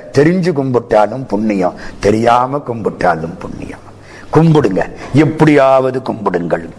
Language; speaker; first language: Tamil; native; Tamil